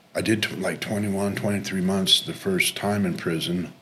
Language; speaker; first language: English; native; English